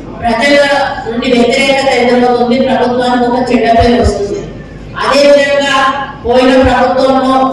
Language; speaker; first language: Telugu; native; Telugu